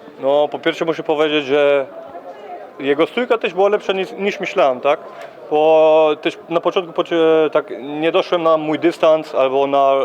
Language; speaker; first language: Polish; early bilingual, heritage; Polish